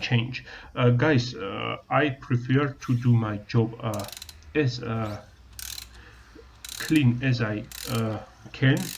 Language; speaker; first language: English; non-native, learner; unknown